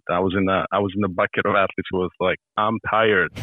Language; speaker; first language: English; non-native, fluent; Serbian